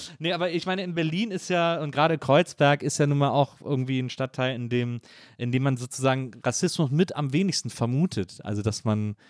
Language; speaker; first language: German; native; German